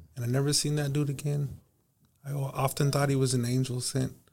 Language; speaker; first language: English; native; English